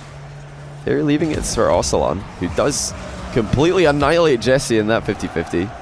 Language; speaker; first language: English; native; English